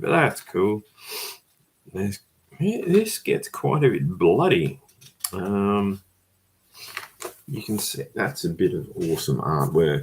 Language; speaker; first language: English; native; English